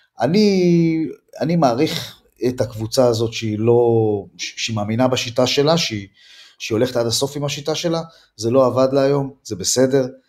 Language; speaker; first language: Hebrew; native; Hebrew